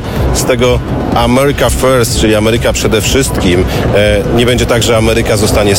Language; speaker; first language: Polish; native; Polish